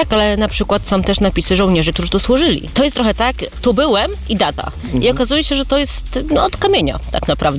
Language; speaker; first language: Polish; native; Polish